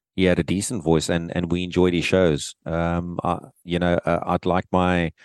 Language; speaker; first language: English; native; English